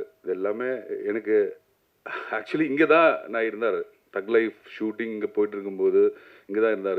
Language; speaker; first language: Tamil; non-native, learner; Malayalam